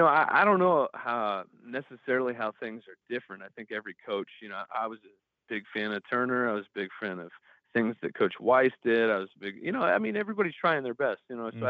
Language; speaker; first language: English; native; English